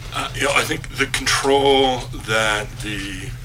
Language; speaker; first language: English; native; English